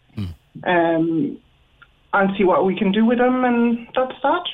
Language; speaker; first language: English; non-native, fluent; French